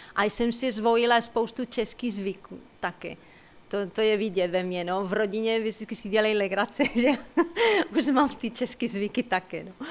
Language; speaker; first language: Czech; non-native, fluent; Spanish